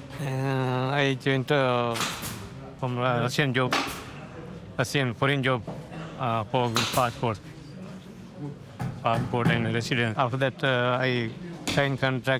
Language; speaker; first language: English; non-native, learner; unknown